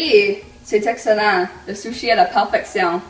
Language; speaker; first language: French; non-native, fluent; English